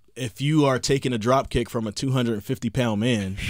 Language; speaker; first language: English; native; English